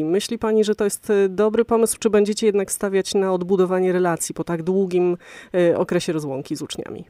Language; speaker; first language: Polish; native; Polish